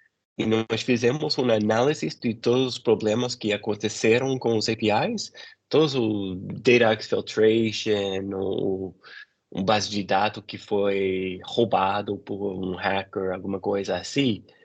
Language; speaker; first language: Portuguese; non-native, fluent; English